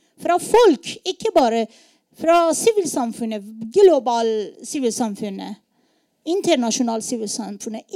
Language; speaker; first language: Norwegian; non-native, learner; Persian